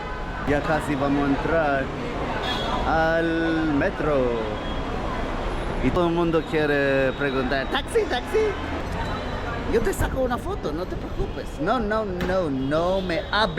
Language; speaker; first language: Spanish; non-native, fluent; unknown